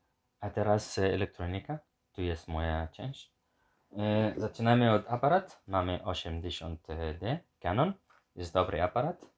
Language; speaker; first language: Polish; non-native, learner; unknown